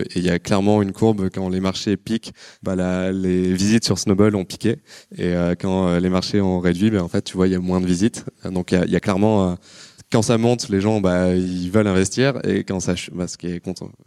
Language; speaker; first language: French; native; French